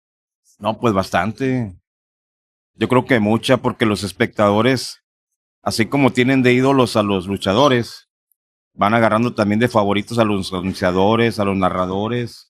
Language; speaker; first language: Spanish; native; Spanish